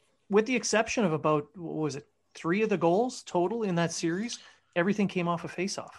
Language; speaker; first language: English; native; English